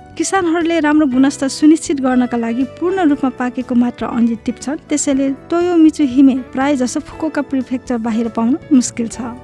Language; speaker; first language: Nepali; native; Nepali